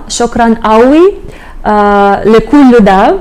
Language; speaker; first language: Arabic; non-native, learner; Russian